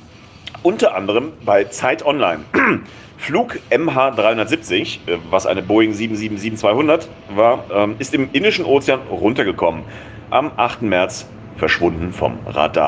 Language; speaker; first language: German; native; German